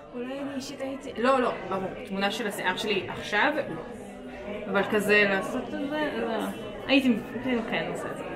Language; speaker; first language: Hebrew; non-native, local second language; Arabic